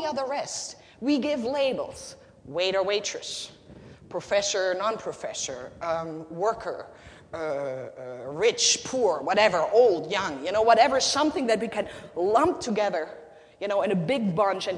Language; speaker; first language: English; non-native, fluent; German